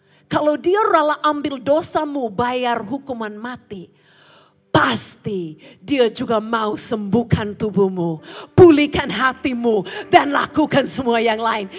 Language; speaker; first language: Indonesian; non-native, fluent; English